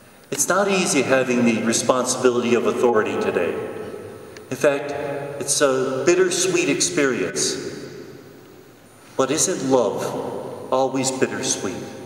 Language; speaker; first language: English; native; English